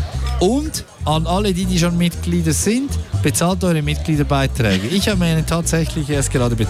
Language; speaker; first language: German; native; German